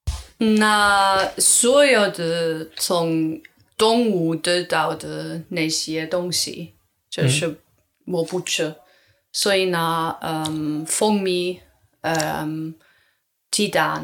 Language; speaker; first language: Chinese; non-native, learner; English